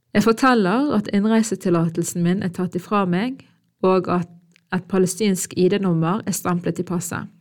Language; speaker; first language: Norwegian; early bilingual, other home language; Arabic